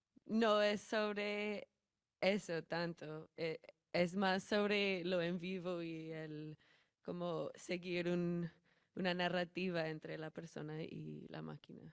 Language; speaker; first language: Spanish; non-native, fluent; English